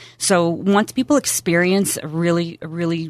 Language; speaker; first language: English; native; English